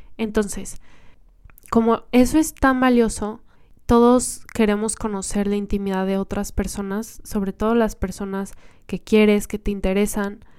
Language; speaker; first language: Spanish; native; Spanish